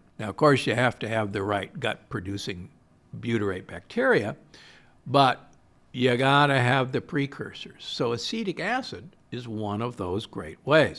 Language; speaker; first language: English; native; English